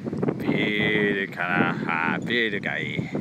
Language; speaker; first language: Japanese; non-native, fluent; English